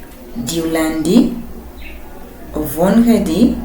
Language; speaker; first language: French; non-native, fluent; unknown